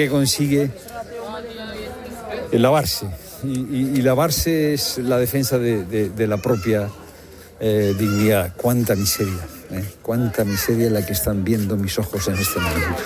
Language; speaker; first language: Spanish; native; Spanish